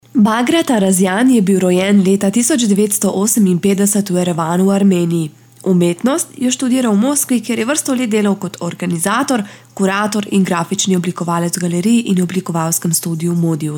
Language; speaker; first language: Slovenian; native; Slovenian